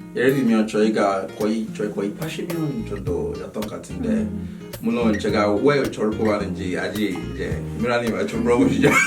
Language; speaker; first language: Korean; non-native, fluent; Yoruba